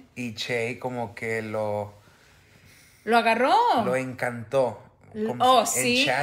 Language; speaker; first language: Spanish; early bilingual, heritage; Spanish